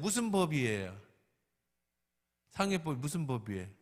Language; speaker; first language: Korean; native; Korean